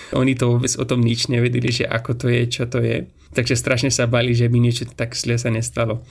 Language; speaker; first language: Slovak; non-native, fluent; Persian